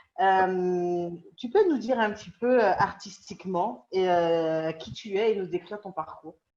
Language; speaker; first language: French; native; French